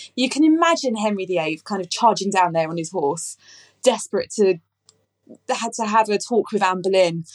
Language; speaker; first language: English; native; English